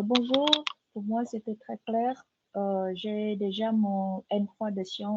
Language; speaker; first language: French; non-native, fluent; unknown